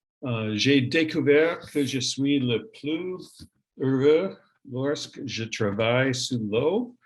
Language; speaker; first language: French; non-native, learner; English